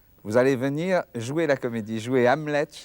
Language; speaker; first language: French; native; French